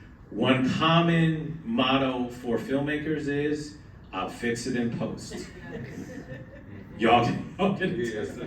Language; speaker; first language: English; native; English